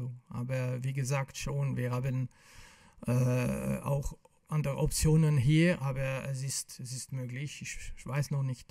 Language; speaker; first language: German; non-native, local second language; French